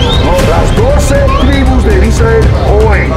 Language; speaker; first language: Spanish; early bilingual, heritage; Spanish